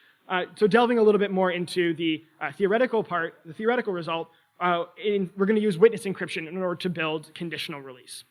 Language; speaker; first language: English; native; English